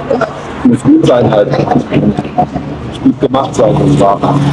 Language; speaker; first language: German; native; German